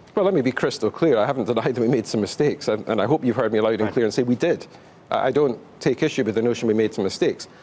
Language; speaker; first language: English; native; English